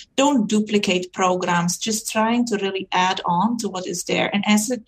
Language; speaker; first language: English; non-native, fluent; Dutch